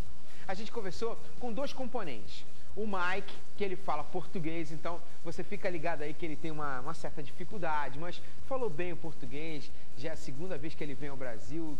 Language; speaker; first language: Portuguese; native; Portuguese